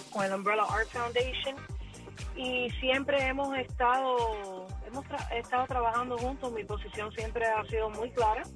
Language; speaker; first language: Spanish; early bilingual, other home language; English